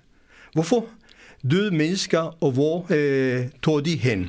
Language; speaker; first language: Danish; non-native, fluent; Hebrew